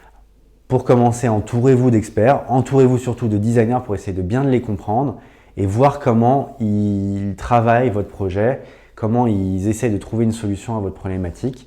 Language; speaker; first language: French; native; French